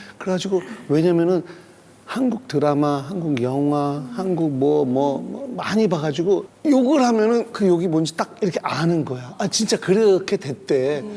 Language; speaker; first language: Korean; native; Korean